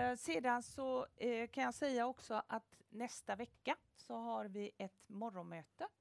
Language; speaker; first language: Swedish; native; Swedish